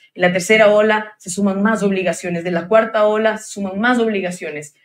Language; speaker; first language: Spanish; native; Spanish